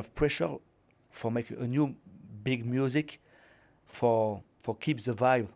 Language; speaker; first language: English; non-native, learner; French